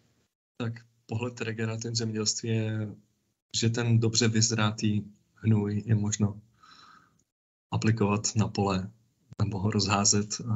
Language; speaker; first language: Czech; native; Czech